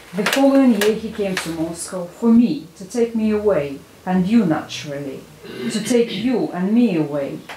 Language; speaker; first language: English; non-native, fluent; Russian